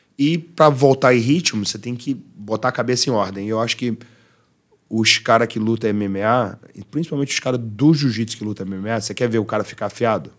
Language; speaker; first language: Portuguese; early bilingual, heritage; Portuguese